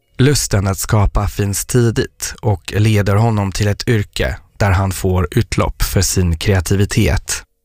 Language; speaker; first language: Swedish; non-native, fluent; French